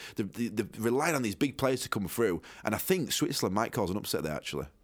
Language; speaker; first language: English; native; English